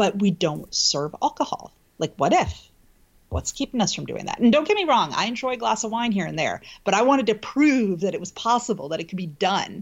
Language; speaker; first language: English; native; English